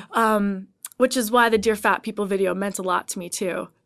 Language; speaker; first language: English; native; English